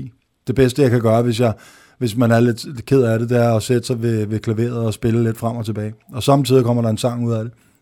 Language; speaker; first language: Danish; native; Danish